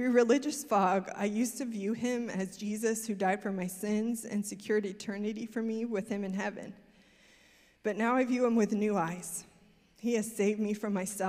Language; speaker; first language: English; native; English